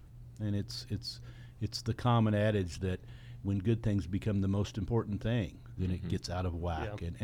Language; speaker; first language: English; native; English